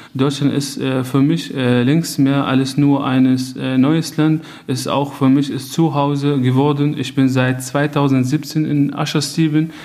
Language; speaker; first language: German; non-native, fluent; Arabic